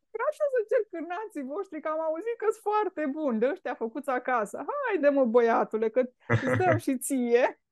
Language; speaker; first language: Romanian; native; Romanian